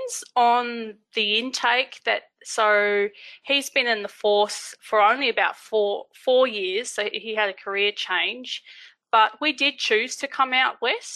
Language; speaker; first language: English; native; English